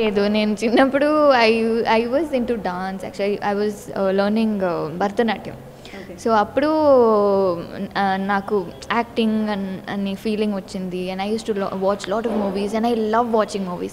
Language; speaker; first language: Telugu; non-native, learner; Tamil